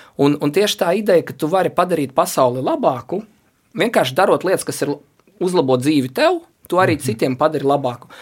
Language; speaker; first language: Latvian; native; Latvian